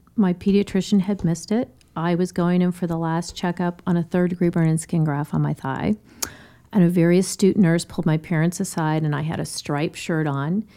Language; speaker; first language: English; native; English